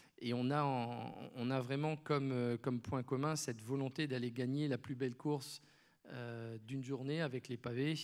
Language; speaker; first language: French; native; French